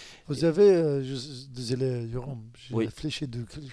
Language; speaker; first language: French; non-native, learner; Arabic